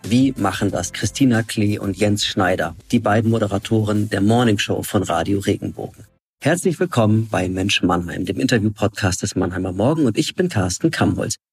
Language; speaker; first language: German; native; German